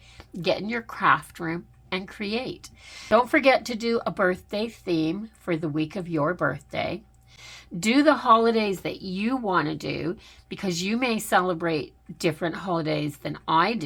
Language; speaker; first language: English; native; English